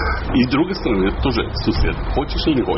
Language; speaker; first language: Russian; non-native, learner; Serbian